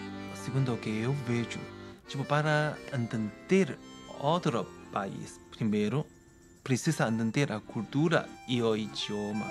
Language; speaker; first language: Portuguese; non-native, fluent; Chinese